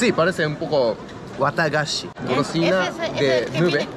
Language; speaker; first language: Spanish; non-native, learner; Japanese